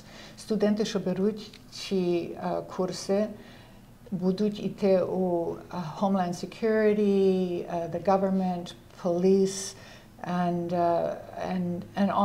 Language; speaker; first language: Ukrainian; early bilingual, heritage; Ukrainian